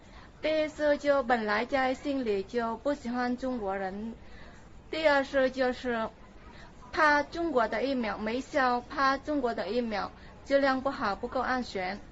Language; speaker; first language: Chinese; non-native, fluent; Vietnamese